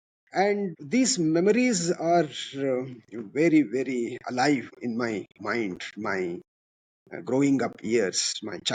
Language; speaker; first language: English; non-native, local second language; Kannada